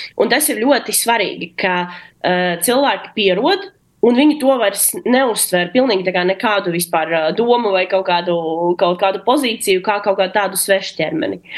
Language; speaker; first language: Latvian; non-native, local second language; Russian